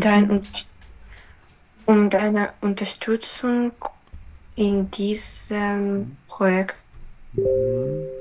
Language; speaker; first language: German; non-native, learner; Ukrainian